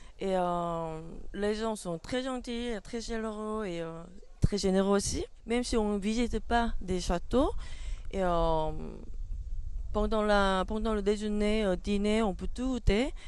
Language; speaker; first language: French; non-native, fluent; Korean